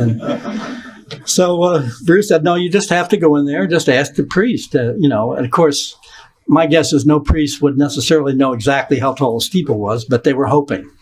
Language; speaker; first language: English; native; English